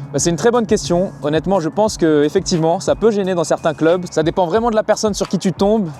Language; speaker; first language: French; native; French